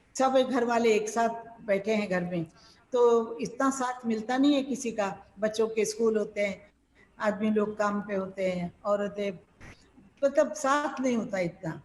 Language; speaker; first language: Hindi; non-native, local second language; Marathi